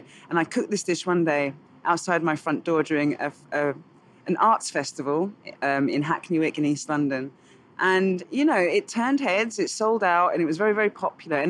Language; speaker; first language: English; native; English